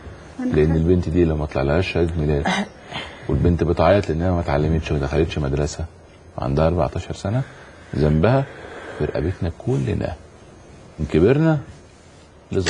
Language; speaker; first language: Arabic; native; Arabic